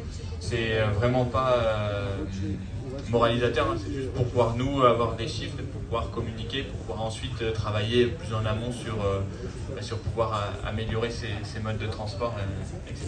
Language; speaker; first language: French; native; French